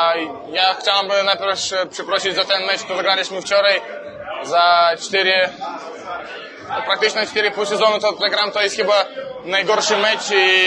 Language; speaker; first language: Polish; non-native, fluent; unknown